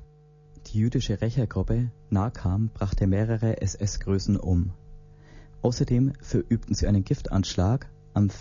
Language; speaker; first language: German; native; German